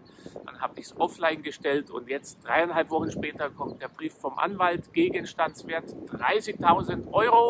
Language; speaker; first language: German; native; German